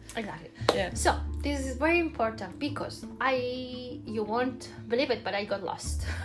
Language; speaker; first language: English; non-native, fluent; Spanish